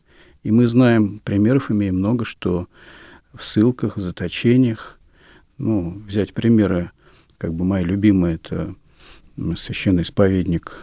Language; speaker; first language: Russian; native; Russian